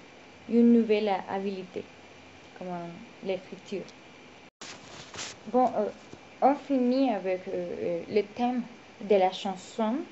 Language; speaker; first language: French; non-native, learner; Spanish